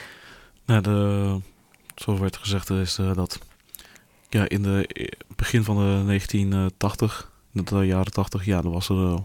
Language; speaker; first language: Dutch; non-native, learner; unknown